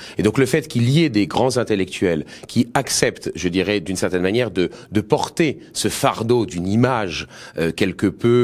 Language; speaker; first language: French; native; French